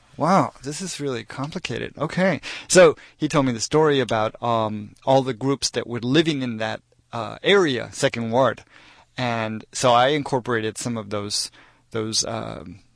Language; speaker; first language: English; native; English